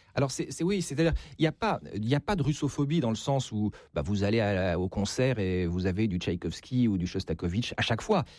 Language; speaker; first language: French; native; French